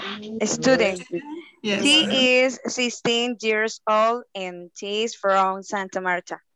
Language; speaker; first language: English; non-native, learner; Spanish